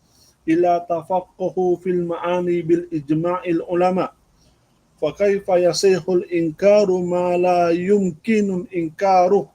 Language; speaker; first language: Arabic; non-native, fluent; Malay